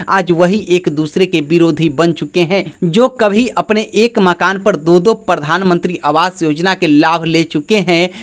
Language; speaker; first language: Hindi; native; Hindi